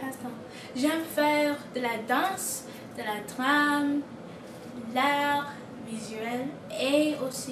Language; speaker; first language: French; non-native, local second language; English